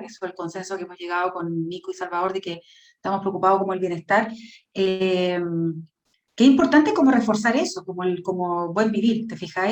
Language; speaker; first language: Spanish; native; Spanish